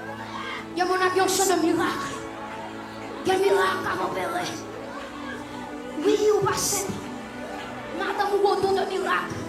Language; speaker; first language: French; non-native, local second language; Haitian Creole